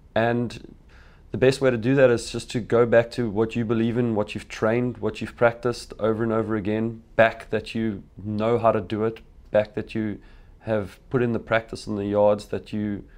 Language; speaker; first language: English; native; English